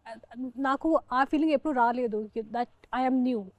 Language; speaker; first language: Telugu; non-native, fluent; Hindi